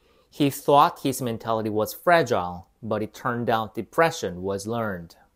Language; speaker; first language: English; non-native, fluent; Korean